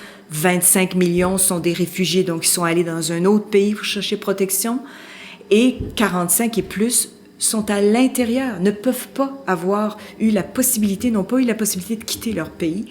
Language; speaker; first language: French; native; French